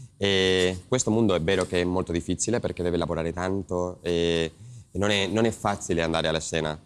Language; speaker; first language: Italian; non-native, learner; Spanish